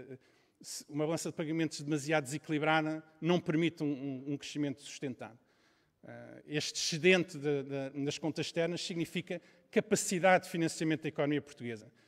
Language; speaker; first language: Portuguese; native; Portuguese